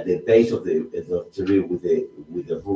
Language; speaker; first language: English; non-native, local second language; Spanish